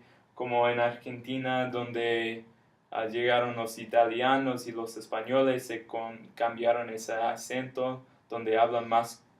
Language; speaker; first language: Spanish; non-native, fluent; English